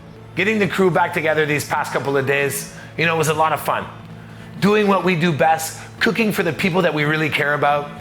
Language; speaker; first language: English; native; English